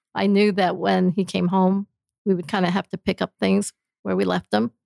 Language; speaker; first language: English; native; English